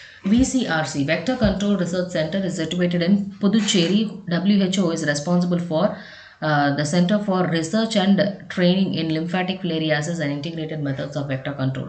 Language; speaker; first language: English; non-native, local second language; Tamil